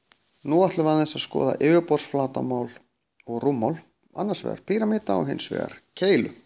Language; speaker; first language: Icelandic; native; Icelandic